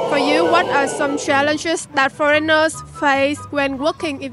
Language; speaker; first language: English; non-native, learner; Vietnamese